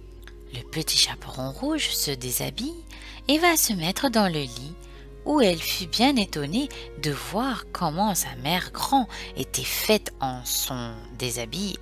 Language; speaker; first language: French; native; French